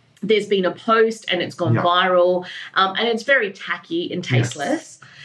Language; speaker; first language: English; native; English